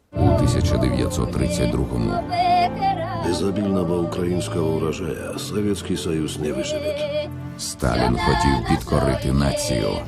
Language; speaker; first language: Ukrainian; native; Ukrainian